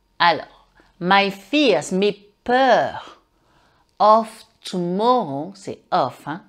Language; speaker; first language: French; native; French